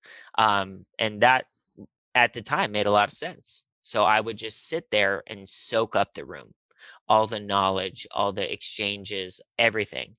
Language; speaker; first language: English; native; English